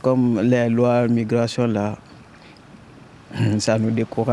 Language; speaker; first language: French; non-native, fluent; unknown